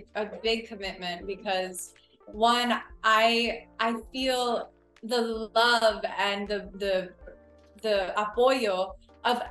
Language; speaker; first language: English; early bilingual, other home language; Spanish